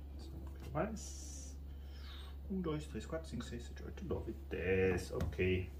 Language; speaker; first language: Portuguese; non-native, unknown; German